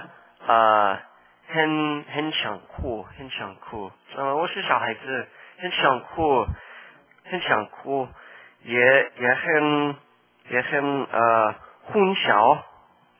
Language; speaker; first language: Chinese; non-native, learner; English